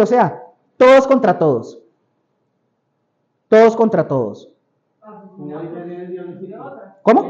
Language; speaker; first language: Spanish; native; Spanish